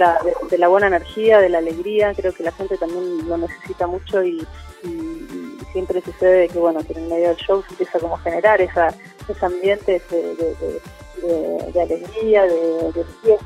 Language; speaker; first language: Spanish; native; Spanish